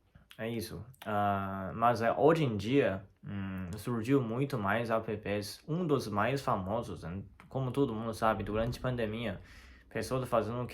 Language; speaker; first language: Portuguese; non-native, fluent; Chinese